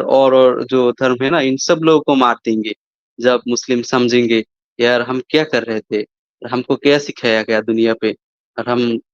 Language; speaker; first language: Hindi; non-native, fluent; Bangla